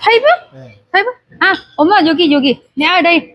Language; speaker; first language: Korean; non-native, learner; Vietnamese